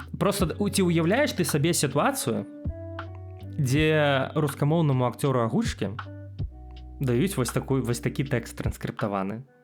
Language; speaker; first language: Belarusian; non-native, local second language; Russian